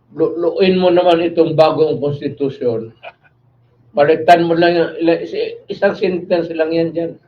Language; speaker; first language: Filipino; non-native, local second language; Cebuano